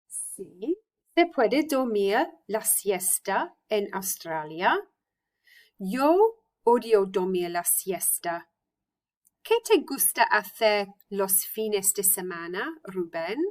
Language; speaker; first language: Spanish; non-native, fluent; English